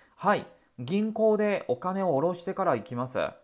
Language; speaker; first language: Japanese; non-native, fluent; Chinese